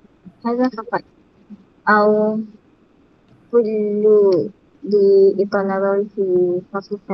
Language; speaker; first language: Arabic; non-native, learner; Malay